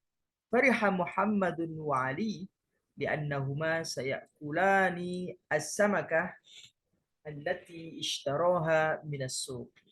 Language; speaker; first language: Arabic; non-native, fluent; Indonesian